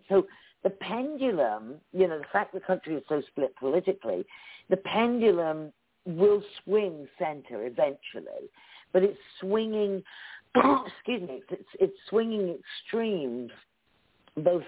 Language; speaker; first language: English; native; English